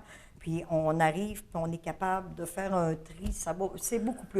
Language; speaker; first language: French; native; French